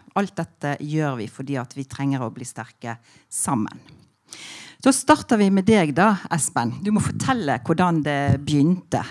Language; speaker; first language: Norwegian; native; Norwegian